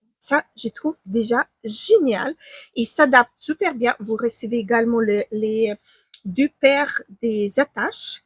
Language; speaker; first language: French; non-native, fluent; Ukrainian